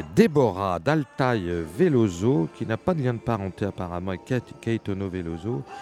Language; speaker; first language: French; native; French